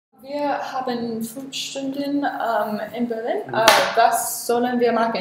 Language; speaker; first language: German; non-native, learner; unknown